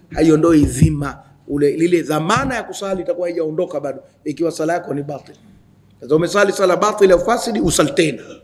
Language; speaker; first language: Swahili; native; Swahili